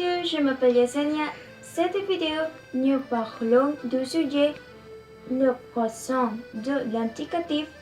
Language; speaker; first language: French; non-native, learner; Spanish